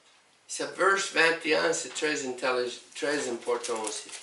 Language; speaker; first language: French; non-native, learner; English